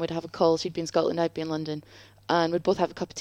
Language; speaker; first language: English; native; English